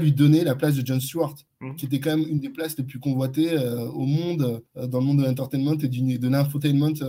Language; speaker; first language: French; native; French